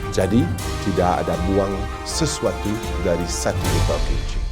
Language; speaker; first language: Indonesian; non-native, fluent; English